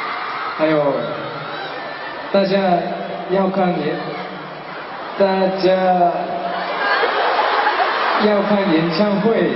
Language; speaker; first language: Chinese; non-native, learner; Korean